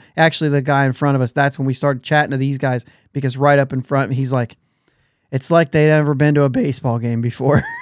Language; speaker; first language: English; native; English